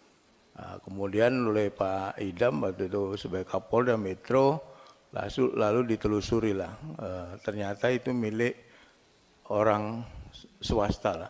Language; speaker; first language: Indonesian; native; Indonesian